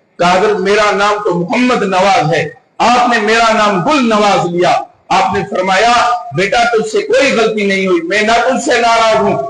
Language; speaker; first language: Urdu; non-native, local second language; Sindhi